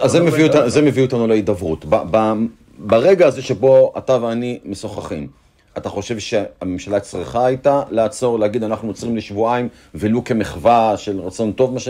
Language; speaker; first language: Hebrew; native; Hebrew